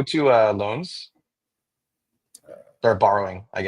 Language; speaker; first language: English; native; English